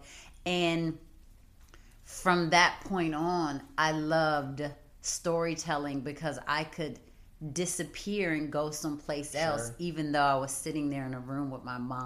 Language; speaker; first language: English; native; English